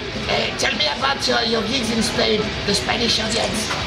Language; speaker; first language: English; non-native, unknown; French